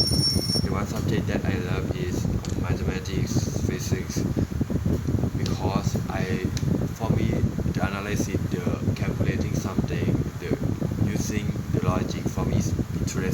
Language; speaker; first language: English; non-native, learner; Thai